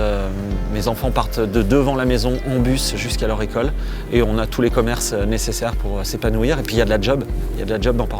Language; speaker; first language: French; native; French